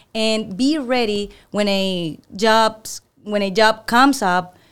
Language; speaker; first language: English; non-native, learner; Spanish